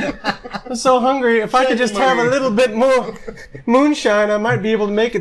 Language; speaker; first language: English; native; English